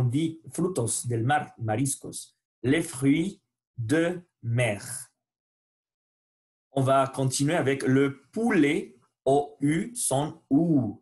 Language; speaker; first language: French; non-native, learner; Spanish